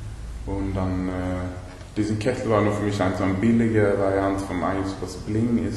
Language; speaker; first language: German; non-native, learner; Swedish